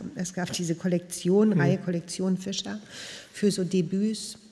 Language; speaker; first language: German; native; German